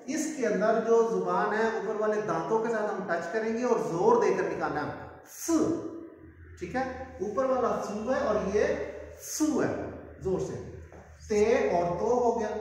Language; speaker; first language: Urdu; non-native, local second language; Punjabi